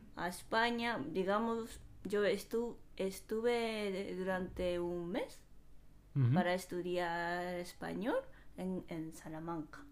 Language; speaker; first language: Spanish; non-native, fluent; Japanese